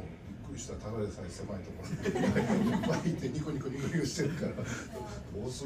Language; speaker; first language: Japanese; native; Japanese